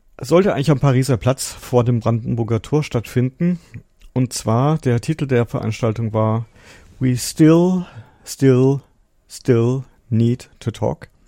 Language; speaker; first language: German; native; German